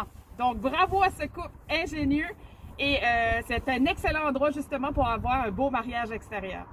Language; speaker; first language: French; native; French